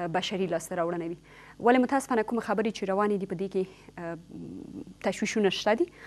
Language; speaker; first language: Pashto; non-native, local second language; Persian